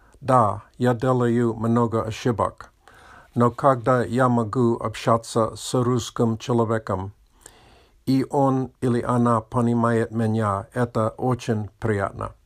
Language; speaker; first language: Russian; non-native, learner; English